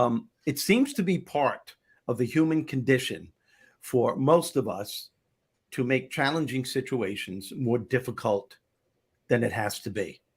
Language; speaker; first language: English; native; English